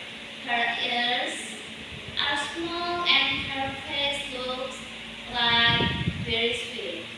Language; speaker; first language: English; non-native, learner; Indonesian